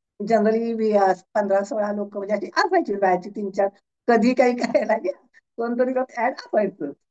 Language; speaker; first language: Marathi; native; Marathi